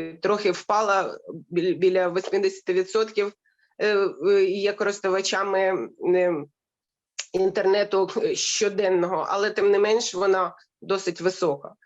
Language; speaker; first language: Ukrainian; native; Ukrainian